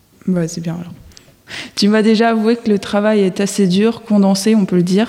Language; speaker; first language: French; native; French